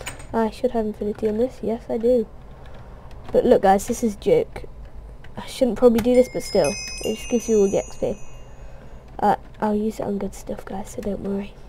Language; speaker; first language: English; native; English